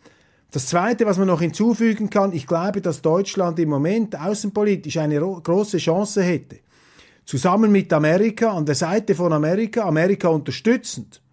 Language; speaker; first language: German; non-native, local second language; Swiss German